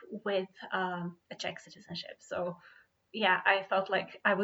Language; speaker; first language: English; non-native, fluent; Bulgarian